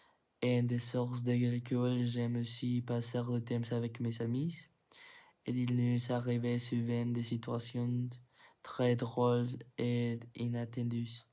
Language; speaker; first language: French; non-native, learner; Spanish